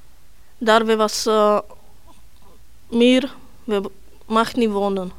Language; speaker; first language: Dutch; non-native, learner; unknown